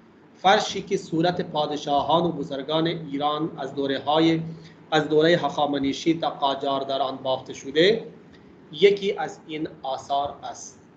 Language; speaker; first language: Persian; non-native, fluent; Urdu